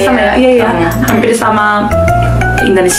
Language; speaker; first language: Indonesian; non-native, learner; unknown